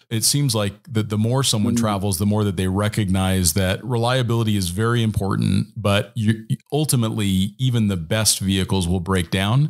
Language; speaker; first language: English; native; English